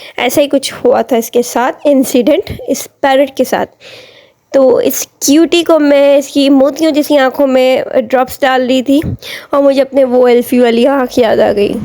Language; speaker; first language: Urdu; native; Urdu